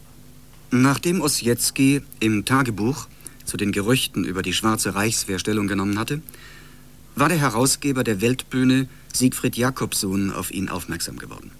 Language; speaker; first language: German; native; German